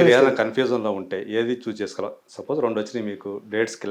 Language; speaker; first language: Telugu; native; Telugu